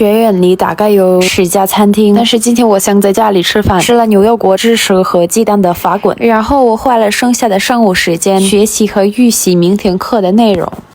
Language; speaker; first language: Chinese; non-native, fluent; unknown